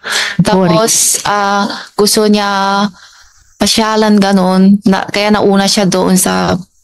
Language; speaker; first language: Filipino; non-native, learner; Chinese